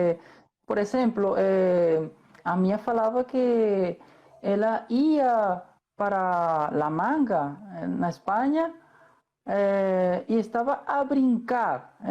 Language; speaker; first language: Portuguese; non-native, fluent; Spanish